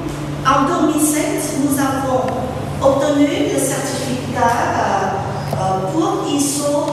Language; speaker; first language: French; non-native, fluent; Vietnamese